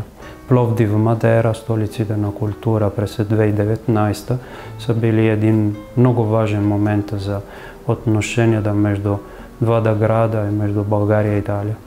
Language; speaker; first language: Bulgarian; non-native, fluent; Italian